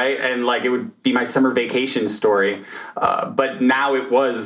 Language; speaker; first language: English; native; English